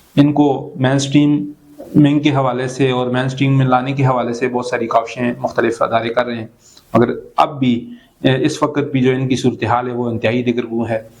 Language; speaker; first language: Urdu; non-native, local second language; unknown